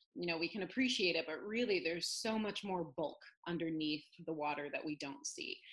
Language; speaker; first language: English; native; English